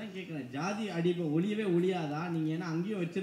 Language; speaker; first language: Tamil; native; Tamil